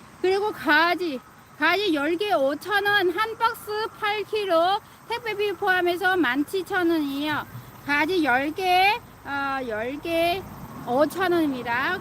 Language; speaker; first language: Korean; non-native, fluent; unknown